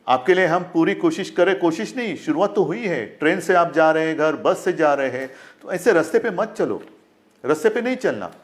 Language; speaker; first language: Hindi; non-native, local second language; Marathi